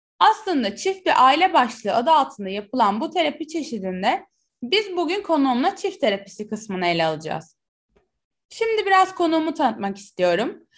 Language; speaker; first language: Turkish; native; Turkish